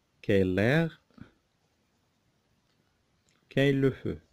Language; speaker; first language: French; non-native, local second language; Arabic